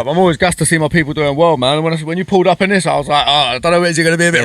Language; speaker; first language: English; native; English